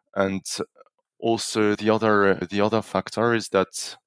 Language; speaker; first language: English; non-native, fluent; French